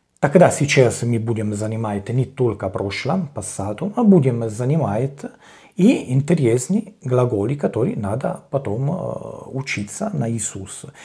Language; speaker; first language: Russian; non-native, learner; Italian